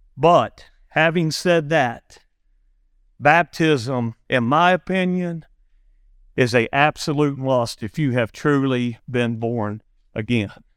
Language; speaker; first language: English; native; English